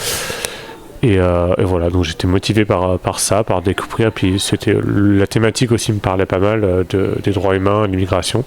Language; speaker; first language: French; native; French